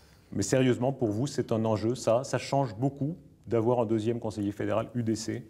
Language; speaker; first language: French; native; French